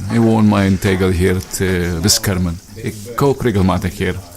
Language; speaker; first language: Dutch; non-native, fluent; Filipino